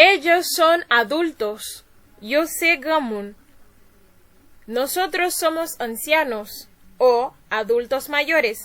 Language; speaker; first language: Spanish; non-native, fluent; Haitian Creole